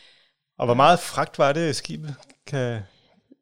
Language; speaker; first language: Danish; native; Danish